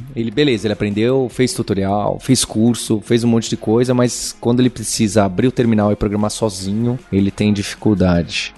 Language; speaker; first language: Portuguese; native; Portuguese